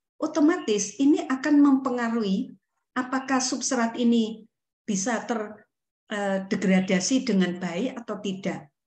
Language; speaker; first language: Indonesian; native; Indonesian